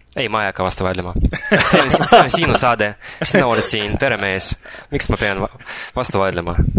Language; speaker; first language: Estonian; non-native, local second language; Russian